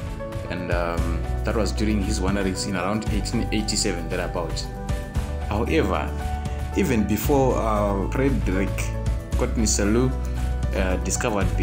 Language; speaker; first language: English; non-native, local second language; Shona